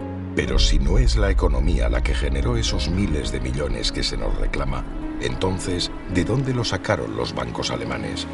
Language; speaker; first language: Spanish; native; Spanish